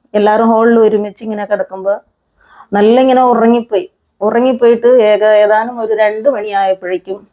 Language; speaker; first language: Malayalam; non-native, local second language; Konkani